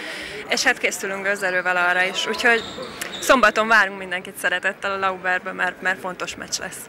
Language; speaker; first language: Hungarian; native; Hungarian